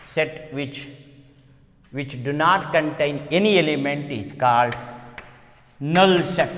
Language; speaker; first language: English; non-native, local second language; Kannada